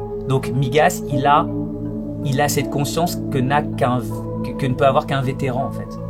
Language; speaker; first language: French; native; French